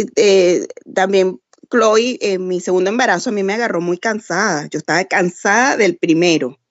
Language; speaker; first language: Spanish; native; Spanish